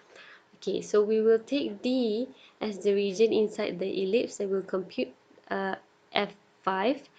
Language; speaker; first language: English; non-native, local second language; Malay